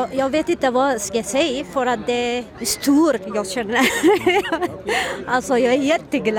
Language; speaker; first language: Swedish; non-native, learner; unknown